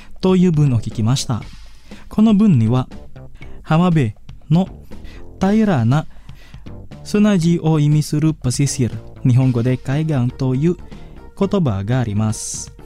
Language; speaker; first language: Japanese; non-native, fluent; Indonesian